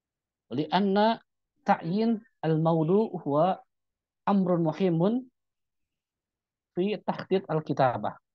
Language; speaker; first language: Arabic; non-native, fluent; Indonesian